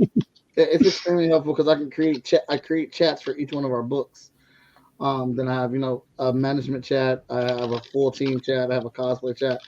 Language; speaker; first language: English; native; English